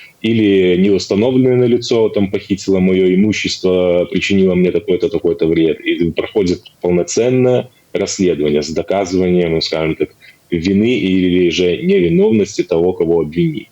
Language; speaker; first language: Russian; native; Russian